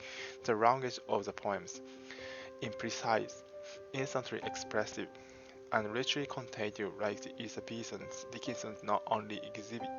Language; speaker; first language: English; non-native, fluent; Japanese